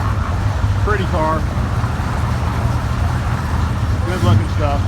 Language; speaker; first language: English; native; English